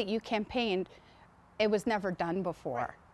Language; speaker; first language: English; native; English